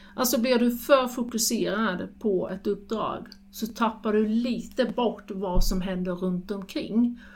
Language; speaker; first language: Swedish; native; Swedish